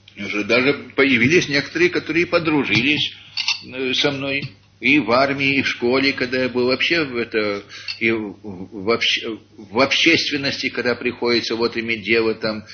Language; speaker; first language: Russian; early bilingual, heritage; Russian